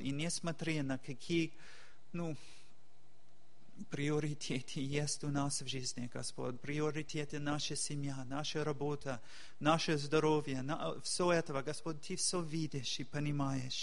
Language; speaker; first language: Russian; non-native, fluent; English